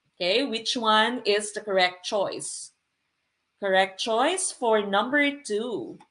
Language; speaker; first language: English; non-native, local second language; Filipino